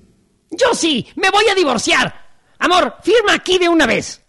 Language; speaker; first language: Spanish; native; Spanish